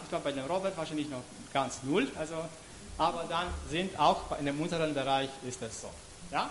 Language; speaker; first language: German; non-native, fluent; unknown